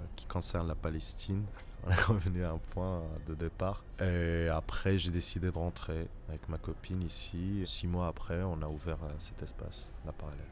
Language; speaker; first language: French; non-native, local second language; Arabic